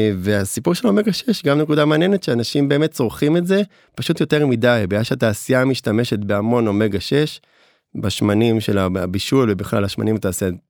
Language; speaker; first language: Hebrew; native; Hebrew